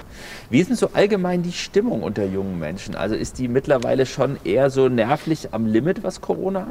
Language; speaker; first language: German; native; German